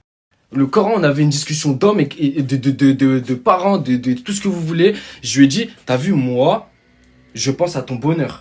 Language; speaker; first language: French; native; French